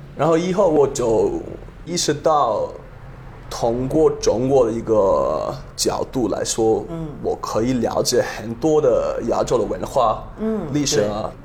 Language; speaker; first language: Chinese; non-native, fluent; English